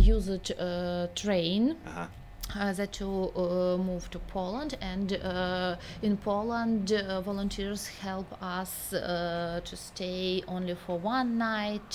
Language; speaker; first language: English; non-native, learner; Ukrainian